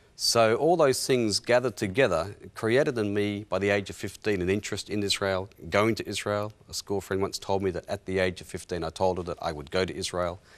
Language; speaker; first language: English; native; English